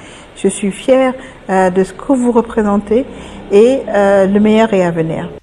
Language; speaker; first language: French; non-native, local second language; Wolof